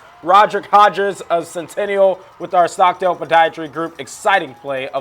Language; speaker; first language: English; native; English